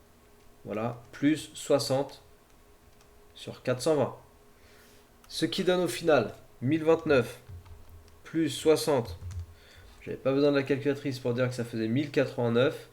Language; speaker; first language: French; native; French